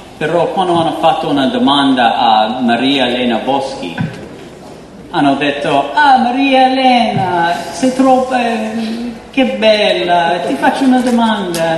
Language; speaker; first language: Italian; non-native, fluent; English